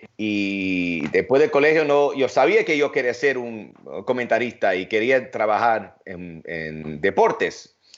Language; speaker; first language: Spanish; early bilingual, heritage; Spanish